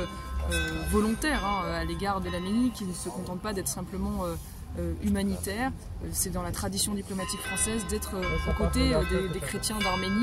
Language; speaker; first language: French; native; French